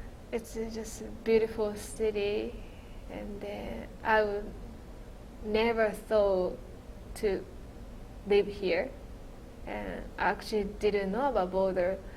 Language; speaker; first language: English; non-native, fluent; Japanese